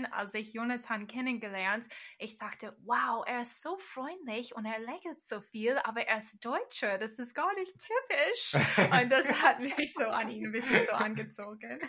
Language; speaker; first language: German; non-native, fluent; English